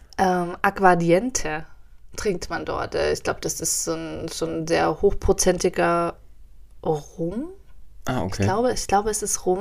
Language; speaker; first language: German; native; German